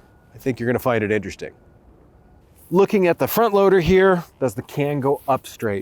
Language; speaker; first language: English; native; English